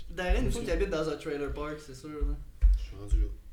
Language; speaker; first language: French; native; French